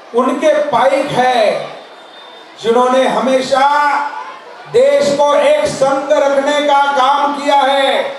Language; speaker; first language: Hindi; non-native, local second language; Marathi